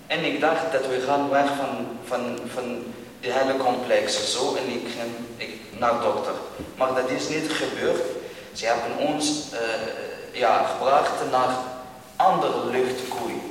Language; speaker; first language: Dutch; non-native, learner; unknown